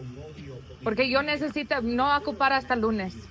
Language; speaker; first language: Spanish; non-native, learner; English